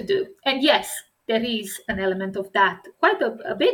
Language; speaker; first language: English; non-native, fluent; Romanian